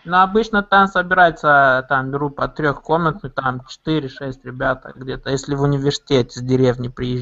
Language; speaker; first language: Russian; non-native, local second language; Romanian